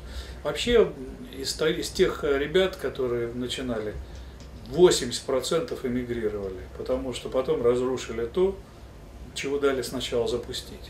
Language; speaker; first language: Russian; native; Russian